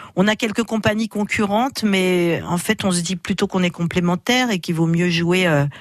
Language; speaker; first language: French; native; French